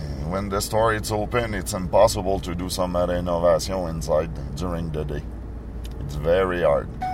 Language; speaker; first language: English; non-native, fluent; French